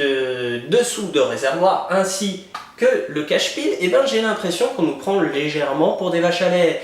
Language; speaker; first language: French; native; French